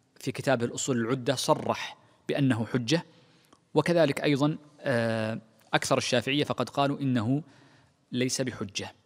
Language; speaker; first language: Arabic; native; Arabic